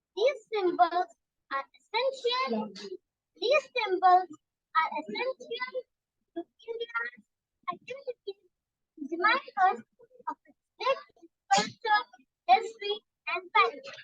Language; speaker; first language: English; non-native, learner; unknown